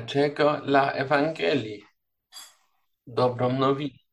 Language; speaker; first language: Polish; non-native, learner; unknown